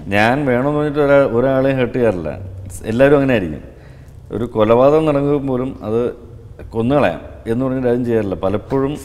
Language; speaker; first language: Malayalam; native; Malayalam